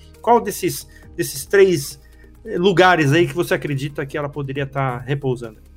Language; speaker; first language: Portuguese; native; Portuguese